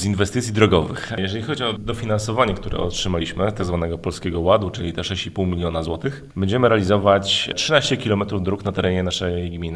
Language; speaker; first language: Polish; native; Polish